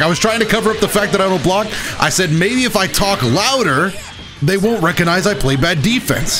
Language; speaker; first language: English; native; English